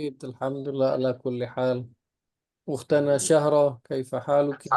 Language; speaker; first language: Arabic; non-native, fluent; Indonesian